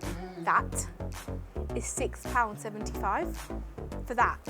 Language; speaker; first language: English; native; English